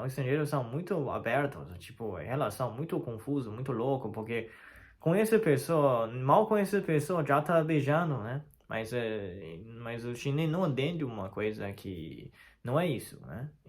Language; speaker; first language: Portuguese; non-native, fluent; Chinese